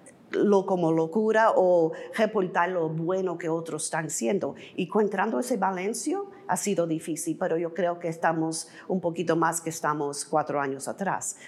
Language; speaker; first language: Spanish; early bilingual, heritage; English